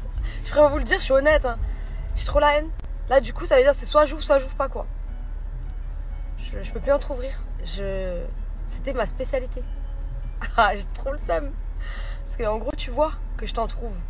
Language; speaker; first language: French; native; French